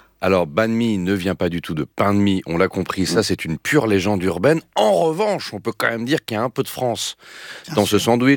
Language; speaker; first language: French; native; French